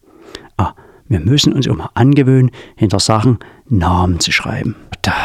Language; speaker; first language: German; native; German